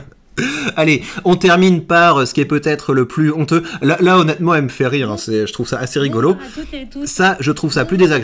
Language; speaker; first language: French; native; French